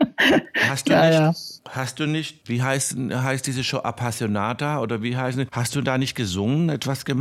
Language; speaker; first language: German; native; German